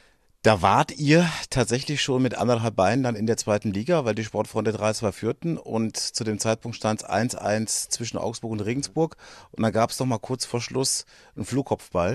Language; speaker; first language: German; native; German